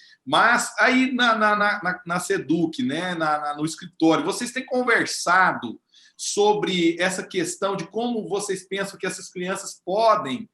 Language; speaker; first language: Portuguese; native; Portuguese